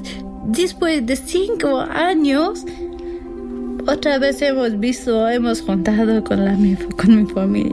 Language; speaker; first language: Spanish; non-native, learner; Persian